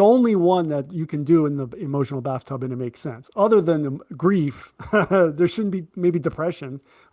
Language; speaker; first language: English; native; English